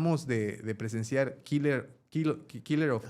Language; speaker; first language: Spanish; native; Spanish